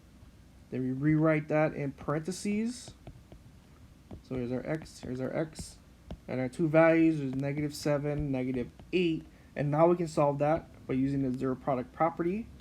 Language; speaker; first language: English; native; English